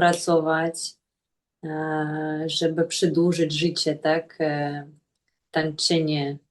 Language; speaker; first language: Polish; non-native, fluent; Russian